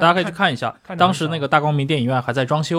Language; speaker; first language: Chinese; native; Chinese